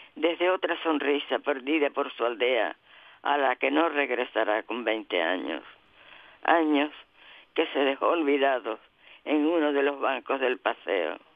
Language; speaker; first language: Spanish; native; Spanish